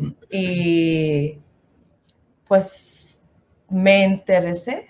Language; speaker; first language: Spanish; non-native, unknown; English